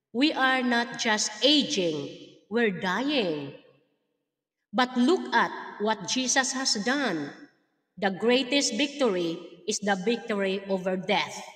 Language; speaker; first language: English; non-native, local second language; Filipino